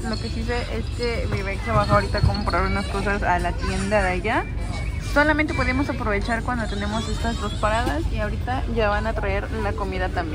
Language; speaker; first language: Spanish; native; Spanish